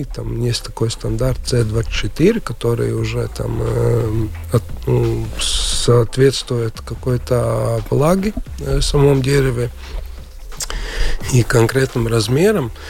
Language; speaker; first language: Russian; non-native, local second language; Latvian